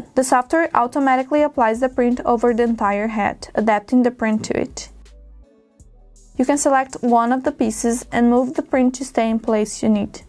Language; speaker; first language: English; non-native, fluent; Portuguese